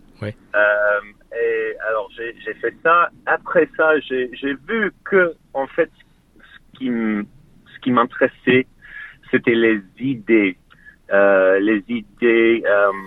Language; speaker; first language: French; non-native, fluent; English